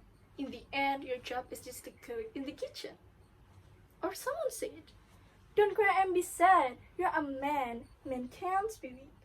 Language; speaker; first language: English; non-native, learner; Indonesian